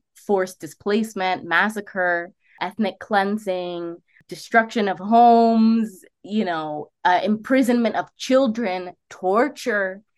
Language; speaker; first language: English; native; English